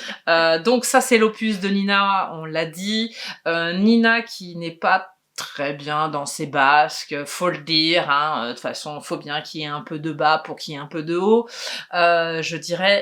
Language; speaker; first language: French; native; French